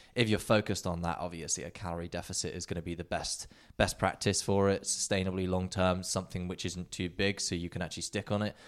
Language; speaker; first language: English; native; English